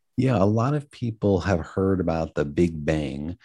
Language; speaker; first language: English; native; English